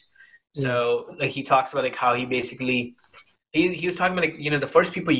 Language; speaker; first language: English; non-native, local second language; Hindi